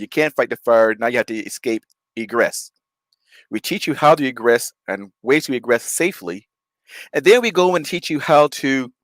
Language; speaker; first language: English; native; English